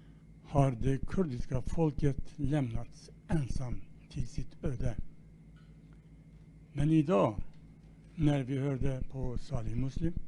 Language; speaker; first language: Swedish; non-native, fluent; Kurdish